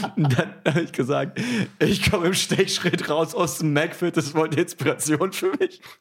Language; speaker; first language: German; early bilingual, other home language; Russian